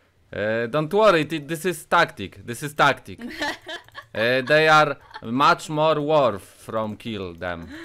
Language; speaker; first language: English; non-native, learner; Polish